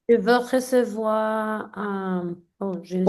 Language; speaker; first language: French; non-native, learner; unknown